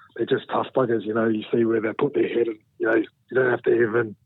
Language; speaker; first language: English; native; English